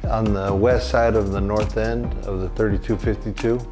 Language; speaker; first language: English; native; English